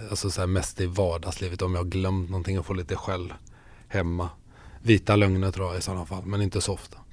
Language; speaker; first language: Swedish; native; Swedish